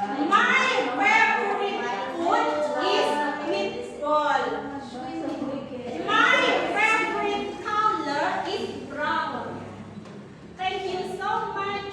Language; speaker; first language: English; non-native, learner; Indonesian